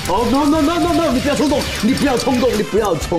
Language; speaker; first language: Chinese; native; Chinese